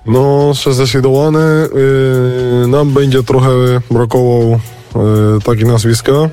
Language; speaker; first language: Polish; non-native, fluent; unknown